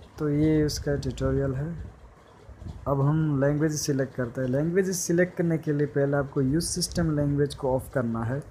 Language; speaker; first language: Hindi; non-native, local second language; Gujarati